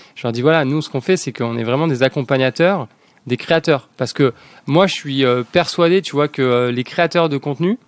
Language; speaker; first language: French; native; French